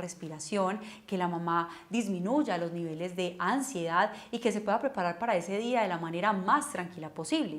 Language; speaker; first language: Spanish; native; Spanish